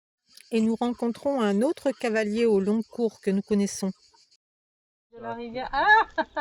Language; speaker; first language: French; native; French